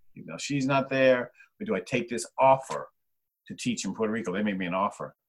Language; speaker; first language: English; native; English